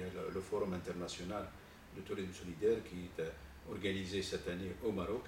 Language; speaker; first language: French; non-native, local second language; Arabic